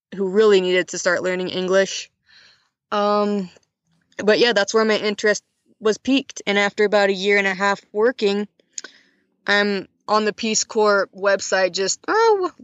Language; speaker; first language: English; native; English